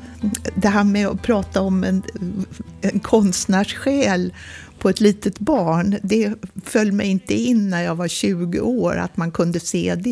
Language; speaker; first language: Swedish; native; Swedish